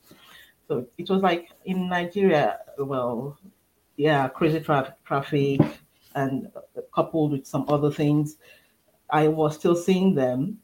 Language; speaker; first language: English; non-native, local second language; Yoruba